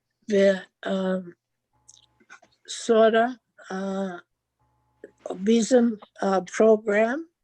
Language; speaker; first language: Turkish; non-native, learner; English